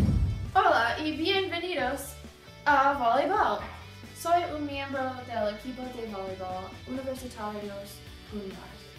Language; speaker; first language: Spanish; non-native, learner; English